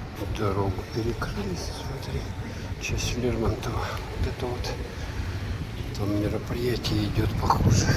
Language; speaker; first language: Russian; native; Russian